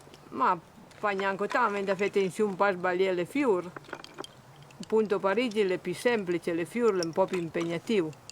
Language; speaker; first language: Italian; non-native, local second language; Occitan